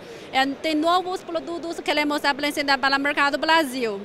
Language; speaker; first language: Portuguese; non-native, learner; Chinese